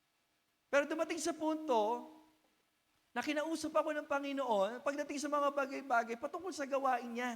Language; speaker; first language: Filipino; native; Filipino